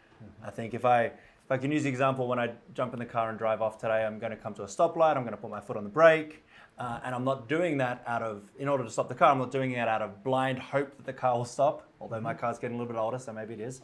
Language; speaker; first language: English; native; English